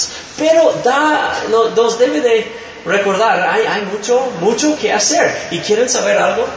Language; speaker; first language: Spanish; non-native, fluent; English